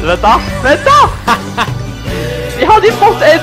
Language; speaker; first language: Swedish; native; Swedish